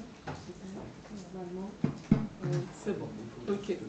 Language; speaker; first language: French; non-native, fluent; Persian